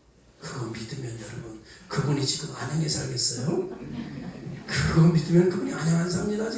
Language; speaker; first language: Korean; native; Korean